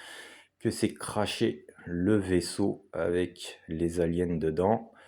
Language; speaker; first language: French; native; French